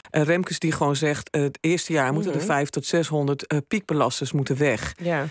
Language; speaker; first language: Dutch; native; Dutch